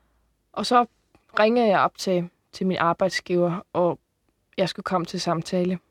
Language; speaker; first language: Danish; early bilingual, heritage; Icelandic